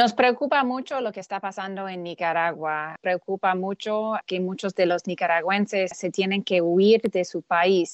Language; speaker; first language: Spanish; non-native, fluent; English